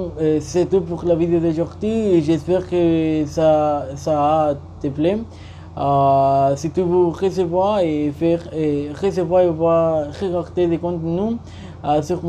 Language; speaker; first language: French; non-native, learner; Spanish